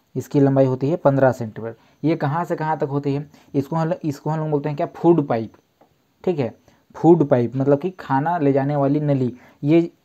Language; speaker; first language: Hindi; native; Hindi